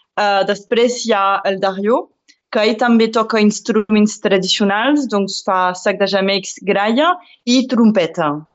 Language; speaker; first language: Catalan; non-native, local second language; French